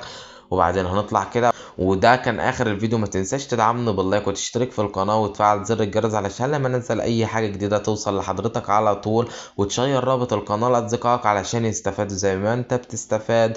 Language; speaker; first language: Arabic; native; Arabic